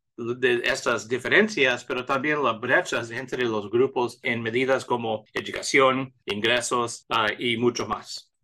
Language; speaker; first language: Spanish; early bilingual, heritage; English